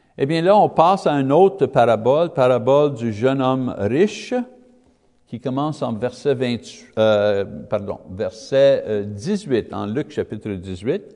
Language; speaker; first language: French; native; French